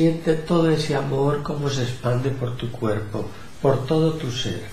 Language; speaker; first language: Spanish; native; Spanish